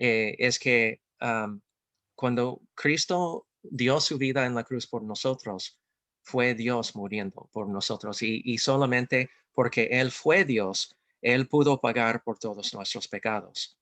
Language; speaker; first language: Spanish; non-native, fluent; English